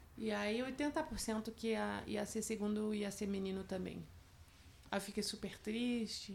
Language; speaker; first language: Portuguese; non-native, fluent; French